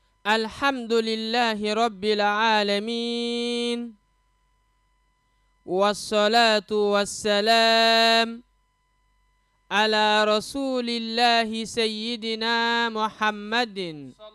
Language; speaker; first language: Arabic; non-native, fluent; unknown